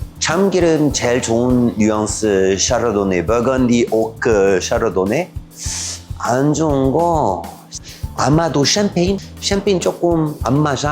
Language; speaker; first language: Korean; non-native, learner; French